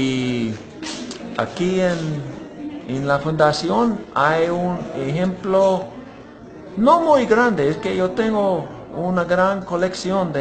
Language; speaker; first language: Spanish; non-native, fluent; English